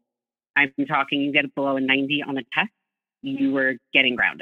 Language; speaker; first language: English; native; English